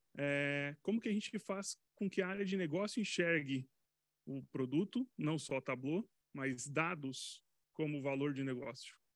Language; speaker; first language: Portuguese; native; Portuguese